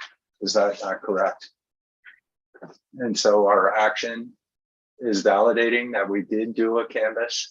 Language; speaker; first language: English; native; English